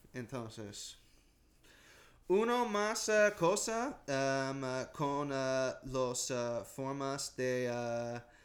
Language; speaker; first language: Spanish; non-native, learner; English